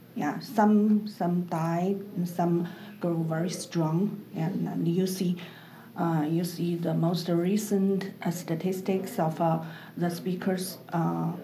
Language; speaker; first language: English; non-native, learner; Chinese